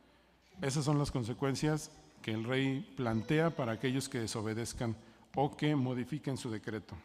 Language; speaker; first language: Spanish; native; Spanish